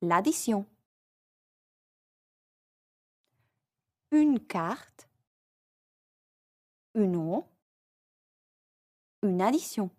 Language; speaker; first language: French; non-native, fluent; English